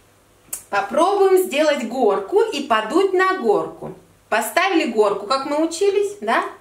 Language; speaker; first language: Russian; native; Russian